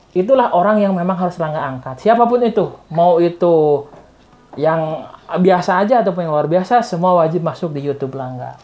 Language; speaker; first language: Indonesian; non-native, local second language; Sundanese